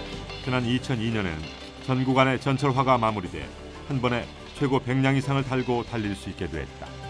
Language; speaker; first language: Korean; native; Korean